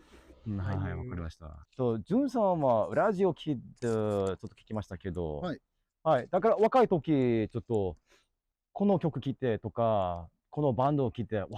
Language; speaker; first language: Japanese; non-native, learner; English